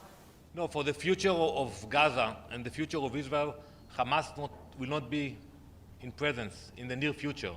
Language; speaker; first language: English; non-native, fluent; Hebrew